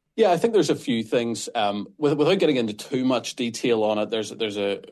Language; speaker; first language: English; native; English